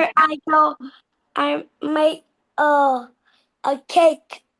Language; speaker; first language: English; non-native, learner; Vietnamese